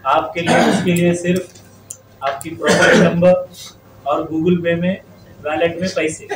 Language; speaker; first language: Hindi; non-native, local second language; Marathi